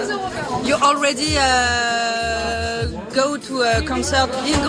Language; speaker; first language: English; non-native, learner; French